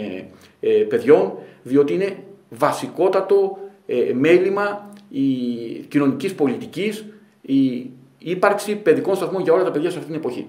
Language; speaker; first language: Greek; native; Greek